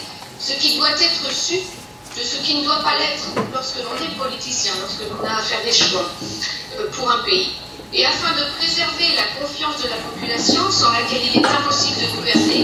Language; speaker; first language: French; native; French